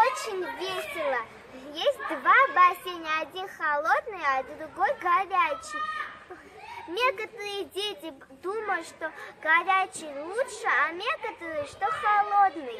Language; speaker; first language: Russian; non-native, learner; Armenian